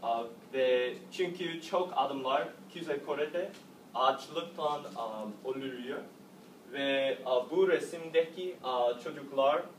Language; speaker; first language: Turkish; non-native, learner; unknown